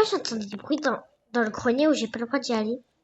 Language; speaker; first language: French; native; French